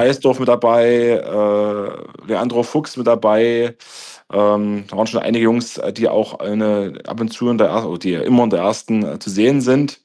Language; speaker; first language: German; native; German